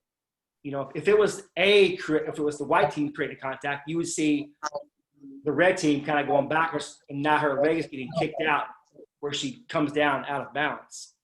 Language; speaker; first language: English; native; English